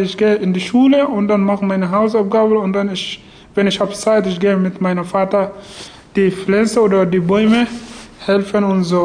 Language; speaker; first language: German; non-native, learner; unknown